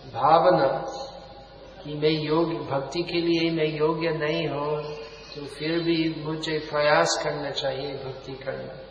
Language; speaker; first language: Hindi; non-native, fluent; English